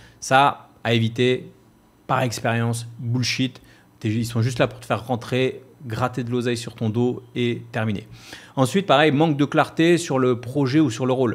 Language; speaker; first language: French; native; French